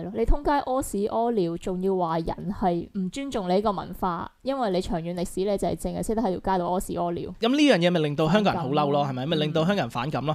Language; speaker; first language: Cantonese; native; Cantonese